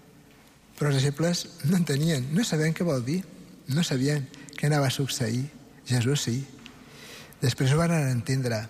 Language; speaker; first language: Catalan; native; Catalan